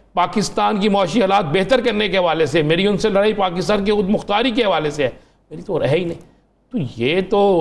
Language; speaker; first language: Urdu; non-native, local second language; Punjabi